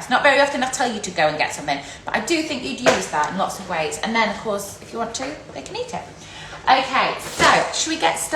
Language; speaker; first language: English; native; English